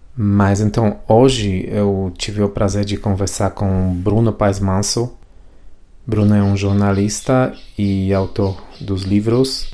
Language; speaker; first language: Portuguese; non-native, fluent; Polish